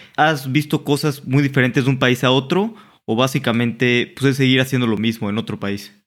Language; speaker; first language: Spanish; native; Spanish